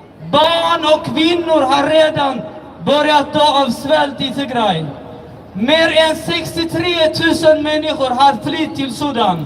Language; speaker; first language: Swedish; early bilingual, other home language; Tigrinya